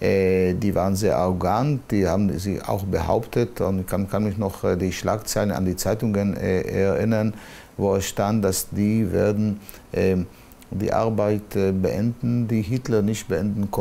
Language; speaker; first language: German; non-native, fluent; Hebrew